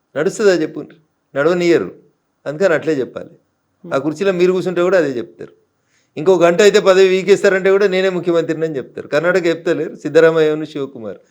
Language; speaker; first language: Telugu; native; Telugu